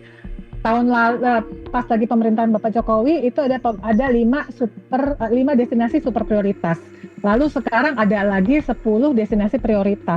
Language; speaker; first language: Indonesian; native; Indonesian